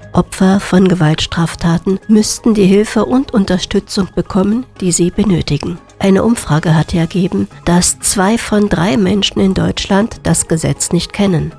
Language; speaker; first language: German; native; German